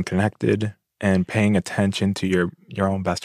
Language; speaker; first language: English; native; English